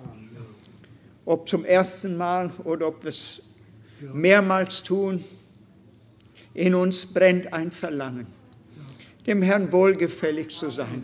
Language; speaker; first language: German; non-native, fluent; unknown